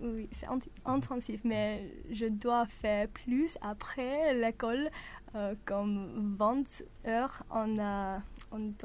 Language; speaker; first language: French; non-native, learner; English